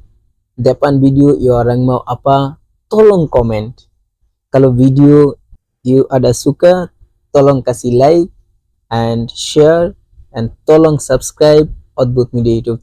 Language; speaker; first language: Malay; non-native, learner; Bangla